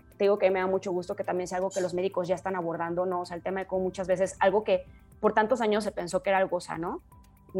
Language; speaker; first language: Spanish; native; Spanish